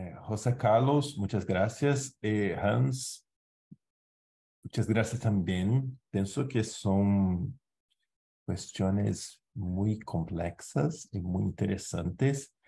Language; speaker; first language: Spanish; non-native, fluent; Portuguese